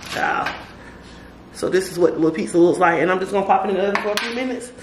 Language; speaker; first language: English; native; English